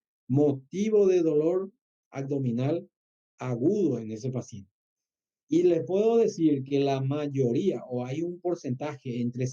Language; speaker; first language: Spanish; native; Spanish